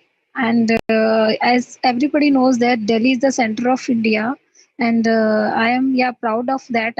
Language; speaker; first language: English; non-native, learner; Hindi